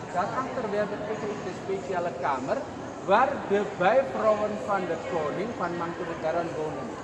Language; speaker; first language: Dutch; non-native, learner; Indonesian